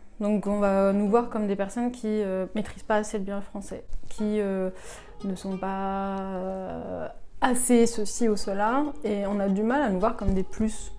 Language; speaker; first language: French; early bilingual, other home language; Arabic